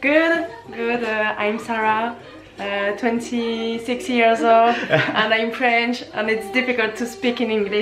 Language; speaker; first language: English; non-native, learner; French